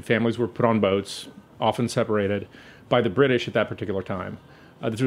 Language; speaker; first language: English; native; English